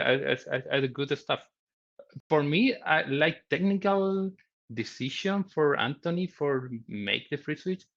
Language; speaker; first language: English; non-native, learner; Spanish